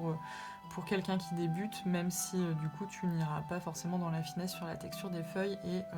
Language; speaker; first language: French; native; French